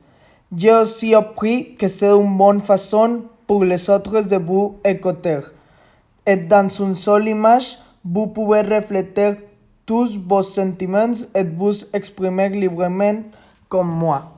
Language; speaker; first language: French; non-native, learner; Spanish